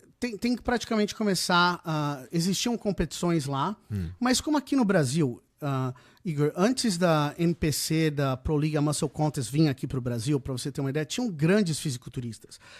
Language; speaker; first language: Portuguese; native; Portuguese